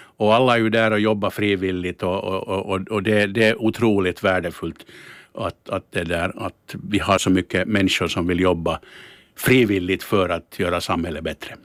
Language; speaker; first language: Swedish; native; Swedish